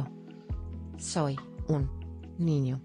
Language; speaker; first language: Spanish; non-native, learner; English